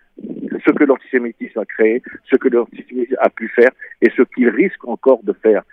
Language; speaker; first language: French; native; French